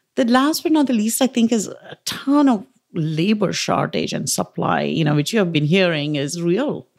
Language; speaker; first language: English; non-native, local second language; Tamil